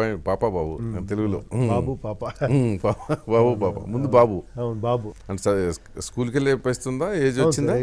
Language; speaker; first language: Telugu; native; Telugu